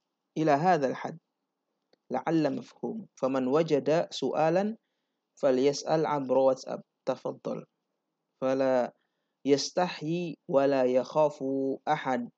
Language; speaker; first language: Arabic; non-native, fluent; Indonesian